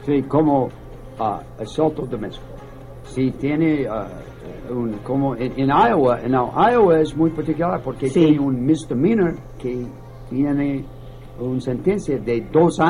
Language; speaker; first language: Spanish; non-native, learner; English